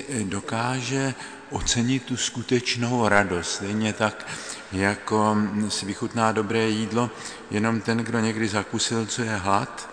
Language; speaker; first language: Czech; native; Czech